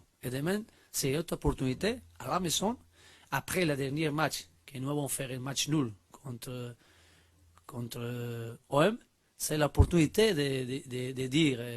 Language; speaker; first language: French; non-native, learner; Spanish